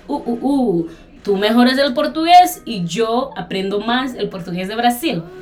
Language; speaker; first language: Spanish; non-native, fluent; Portuguese